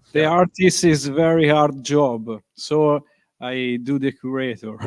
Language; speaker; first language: English; non-native, learner; Italian